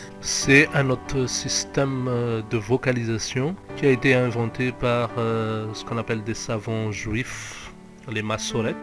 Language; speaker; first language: French; native; French